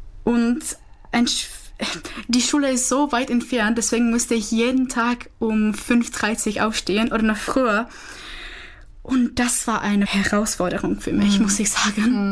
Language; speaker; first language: German; non-native, fluent; Czech